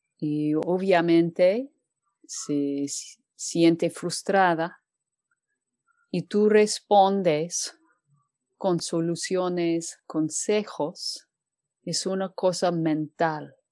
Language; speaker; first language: Spanish; non-native, fluent; English